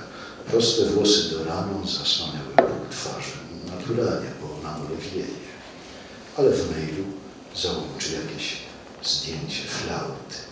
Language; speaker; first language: Polish; native; Polish